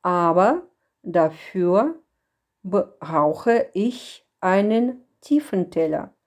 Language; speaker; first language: German; non-native, fluent; Russian